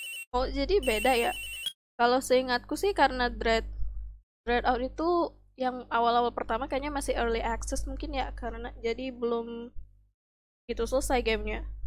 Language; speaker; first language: Indonesian; native; Indonesian